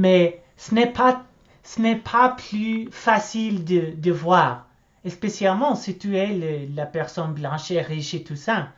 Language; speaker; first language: French; non-native, learner; English